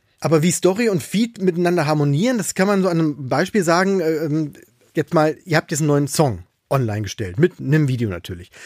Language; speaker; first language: German; native; German